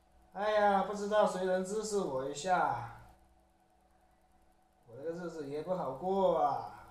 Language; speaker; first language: Chinese; native; Chinese